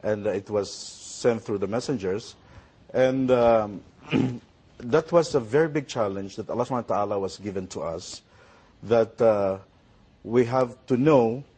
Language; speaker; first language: English; non-native, local second language; Filipino